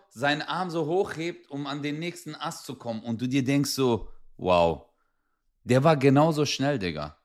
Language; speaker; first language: German; early bilingual, other home language; Turkish